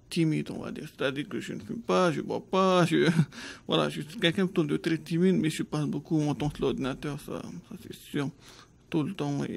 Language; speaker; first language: French; native; French